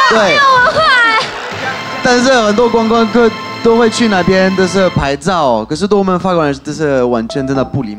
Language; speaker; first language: Chinese; non-native, fluent; French